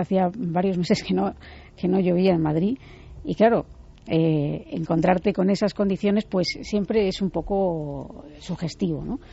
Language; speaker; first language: Spanish; native; Spanish